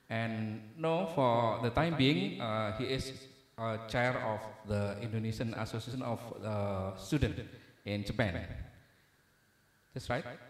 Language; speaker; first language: English; non-native, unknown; Indonesian